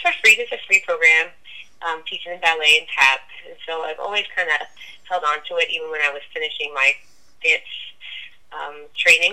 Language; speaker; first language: English; native; English